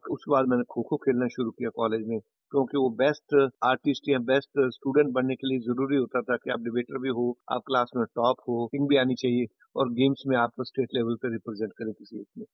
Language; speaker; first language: Hindi; native; Hindi